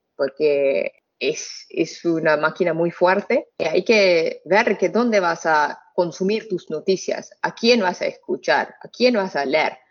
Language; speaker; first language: Spanish; non-native, fluent; Arabic